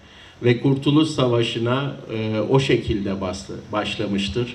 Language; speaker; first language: Turkish; native; Turkish